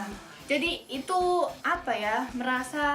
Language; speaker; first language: Indonesian; non-native, fluent; Japanese